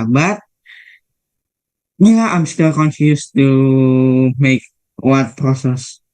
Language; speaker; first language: English; non-native, learner; Indonesian